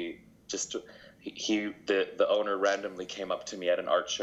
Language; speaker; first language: English; early bilingual, other home language; Spanish